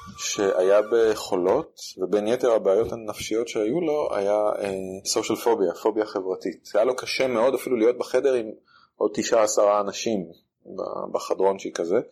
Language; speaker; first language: Hebrew; native; Hebrew